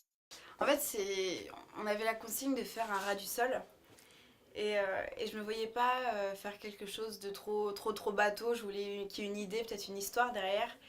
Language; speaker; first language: French; native; French